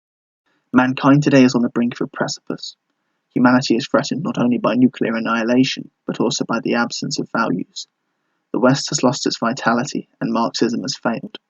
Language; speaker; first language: English; native; English